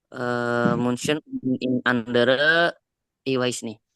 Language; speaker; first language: German; non-native, learner; Indonesian